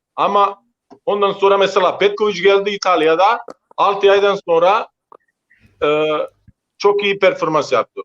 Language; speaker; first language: Turkish; non-native, learner; Croatian